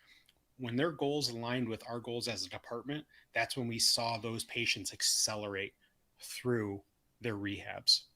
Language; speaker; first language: English; native; English